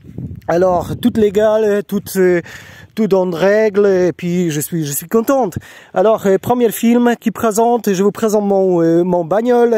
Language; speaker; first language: French; non-native, learner; Polish